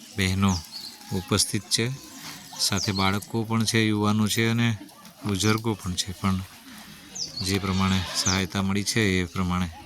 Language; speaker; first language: Gujarati; native; Gujarati